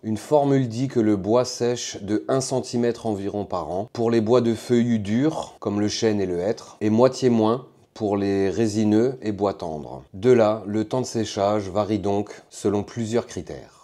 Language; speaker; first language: French; native; French